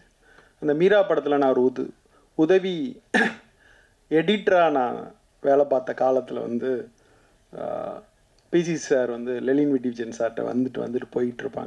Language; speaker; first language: Tamil; native; Tamil